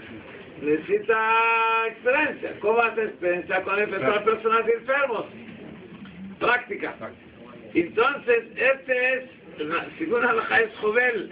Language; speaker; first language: Spanish; non-native, learner; Hebrew